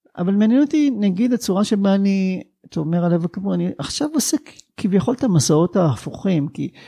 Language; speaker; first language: Hebrew; native; Hebrew